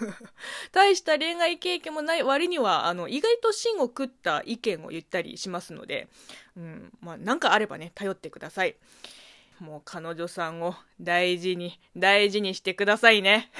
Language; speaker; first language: Japanese; non-native, fluent; Chinese